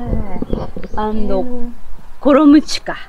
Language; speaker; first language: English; non-native, learner; Japanese